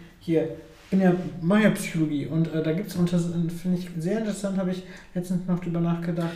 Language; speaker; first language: German; early bilingual, other home language; Ukrainian